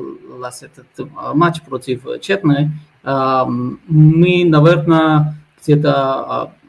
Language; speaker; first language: Russian; non-native, fluent; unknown